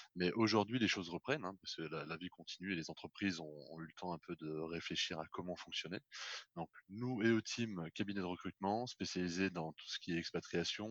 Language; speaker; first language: French; native; French